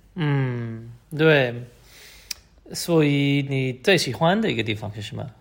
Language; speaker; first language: Chinese; non-native, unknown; English